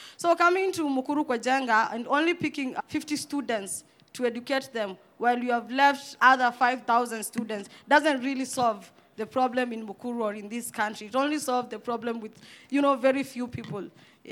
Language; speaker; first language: English; non-native, local second language; Swahili